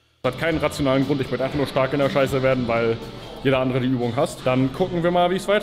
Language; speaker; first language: German; native; German